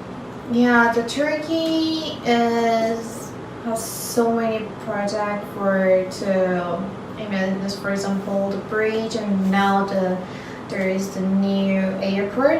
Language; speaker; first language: English; non-native, learner; Turkish